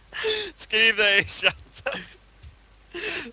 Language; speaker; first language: Swedish; native; Swedish